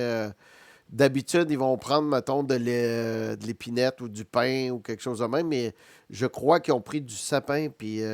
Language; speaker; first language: French; native; French